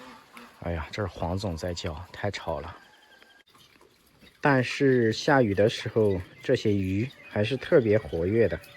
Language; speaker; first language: Chinese; native; Chinese